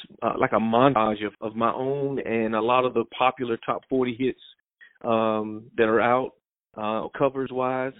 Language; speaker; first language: English; native; English